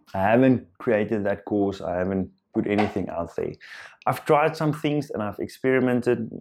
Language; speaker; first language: English; non-native, local second language; Afrikaans